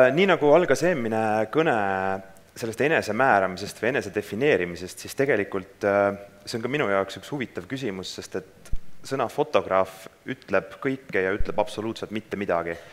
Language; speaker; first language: Estonian; native; Estonian